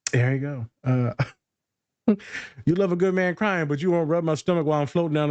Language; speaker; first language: English; native; English